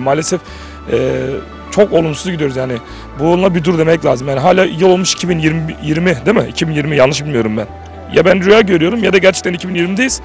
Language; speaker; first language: Turkish; native; Turkish